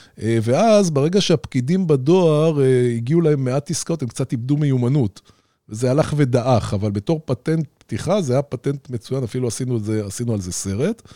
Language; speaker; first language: Hebrew; native; Hebrew